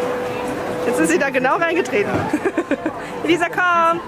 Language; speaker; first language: German; native; German